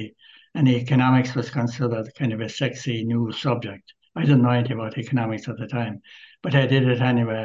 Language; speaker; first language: English; native; English